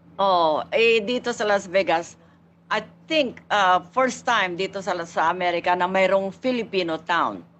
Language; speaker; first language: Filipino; non-native, local second language; Pangasinan